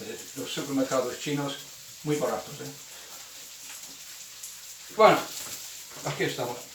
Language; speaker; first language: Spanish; non-native, fluent; English